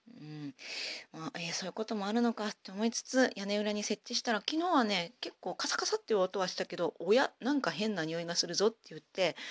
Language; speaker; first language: Japanese; native; Japanese